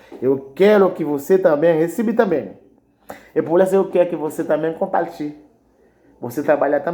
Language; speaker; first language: Portuguese; non-native, learner; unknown